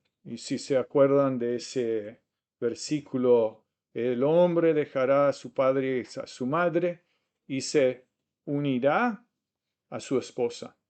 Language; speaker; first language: Spanish; non-native, fluent; English